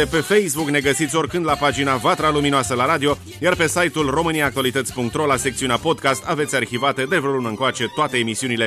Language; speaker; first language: Romanian; native; Romanian